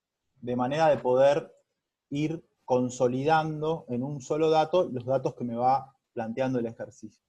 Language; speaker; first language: Spanish; native; Spanish